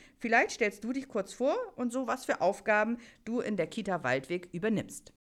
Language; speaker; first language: German; native; German